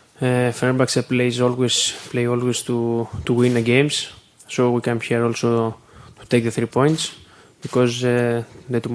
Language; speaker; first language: English; non-native, learner; Greek